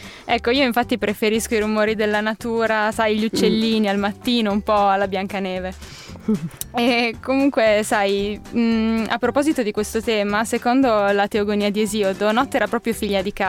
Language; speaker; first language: Italian; native; Italian